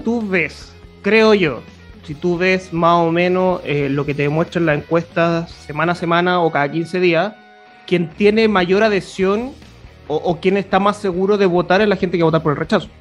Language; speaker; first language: Spanish; native; Spanish